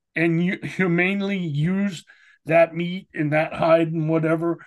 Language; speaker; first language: English; native; English